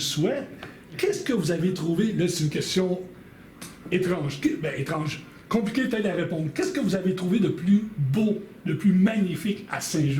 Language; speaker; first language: French; native; French